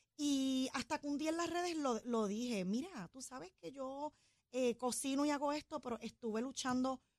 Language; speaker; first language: Spanish; native; Spanish